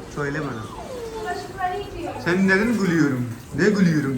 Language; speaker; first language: Turkish; non-native, learner; Urdu